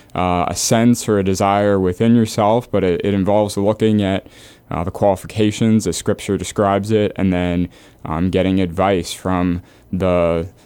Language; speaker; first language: English; native; English